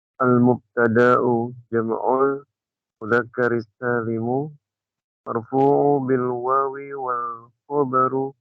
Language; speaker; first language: Arabic; non-native, learner; Indonesian